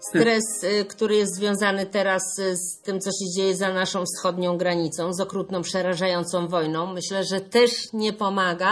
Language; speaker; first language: Polish; native; Polish